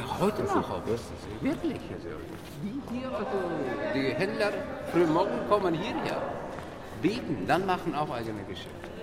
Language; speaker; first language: German; non-native, learner; Tajik